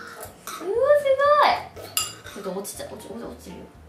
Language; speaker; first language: Japanese; native; Japanese